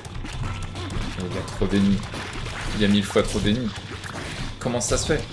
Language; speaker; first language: French; native; French